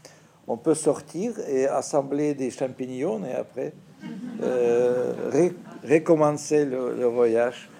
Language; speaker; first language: French; non-native, fluent; Russian